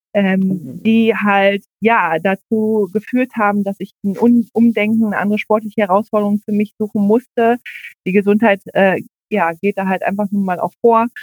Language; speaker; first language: German; native; German